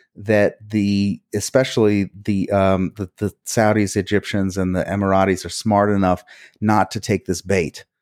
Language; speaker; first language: English; early bilingual, other home language; Hungarian